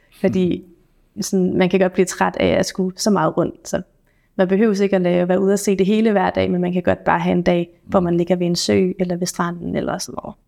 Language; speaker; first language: Danish; native; Danish